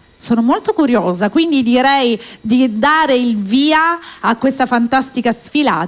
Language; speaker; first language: Italian; native; Italian